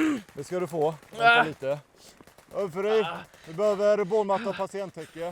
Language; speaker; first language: Swedish; native; Swedish